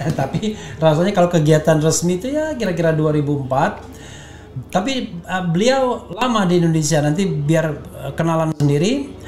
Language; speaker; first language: Indonesian; native; Indonesian